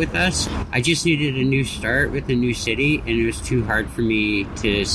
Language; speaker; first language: English; native; English